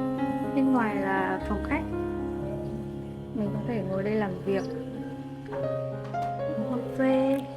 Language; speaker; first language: Vietnamese; native; Vietnamese